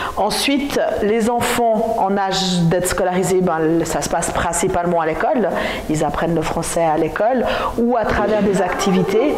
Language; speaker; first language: French; native; French